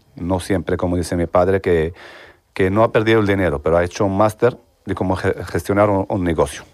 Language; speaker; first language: Spanish; non-native, fluent; Arabic